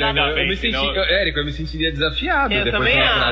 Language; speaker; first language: Portuguese; native; Portuguese